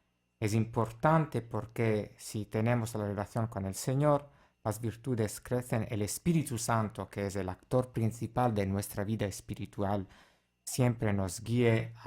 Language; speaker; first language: Spanish; non-native, fluent; Italian